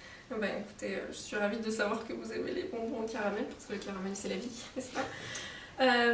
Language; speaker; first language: French; native; French